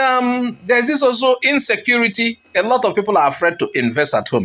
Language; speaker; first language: English; non-native, local second language; Igbo